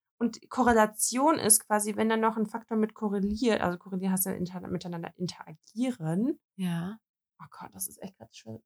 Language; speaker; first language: German; early bilingual, other home language; Russian